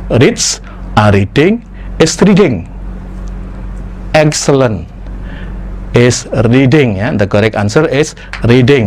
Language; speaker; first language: English; non-native, fluent; Indonesian